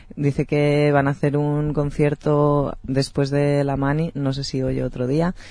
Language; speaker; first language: Spanish; native; Spanish